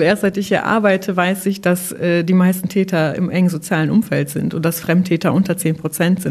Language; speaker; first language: German; native; German